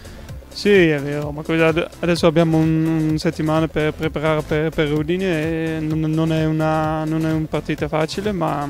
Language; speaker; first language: Italian; non-native, fluent; Dutch